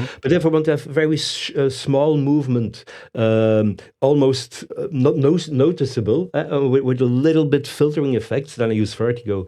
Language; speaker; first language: English; non-native, fluent; Dutch